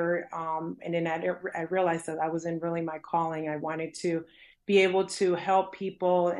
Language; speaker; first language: English; early bilingual, other home language; Spanish